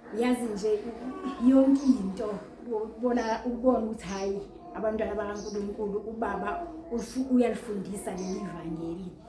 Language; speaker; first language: Zulu; native; Zulu